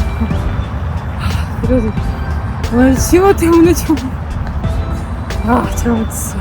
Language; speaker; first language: Korean; non-native, learner; Ukrainian